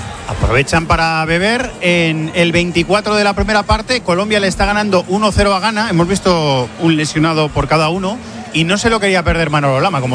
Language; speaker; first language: Spanish; native; Spanish